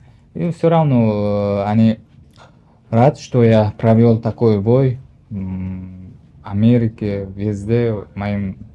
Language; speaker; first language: Russian; non-native, learner; Uzbek